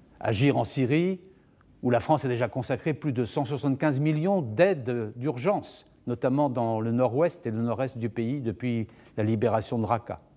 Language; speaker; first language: French; native; French